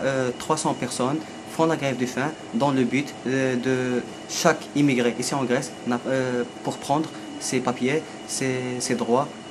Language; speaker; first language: French; non-native, learner; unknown